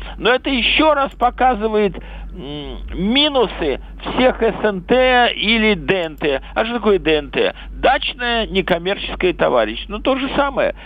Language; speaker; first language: Russian; native; Russian